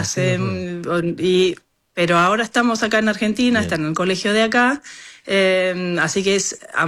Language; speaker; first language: Spanish; non-native, fluent; Norwegian